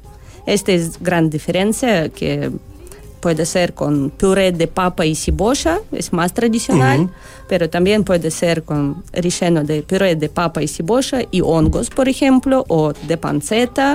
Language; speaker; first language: Spanish; non-native, learner; Russian